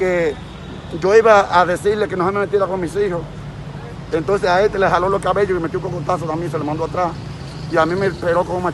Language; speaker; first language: Spanish; native; Spanish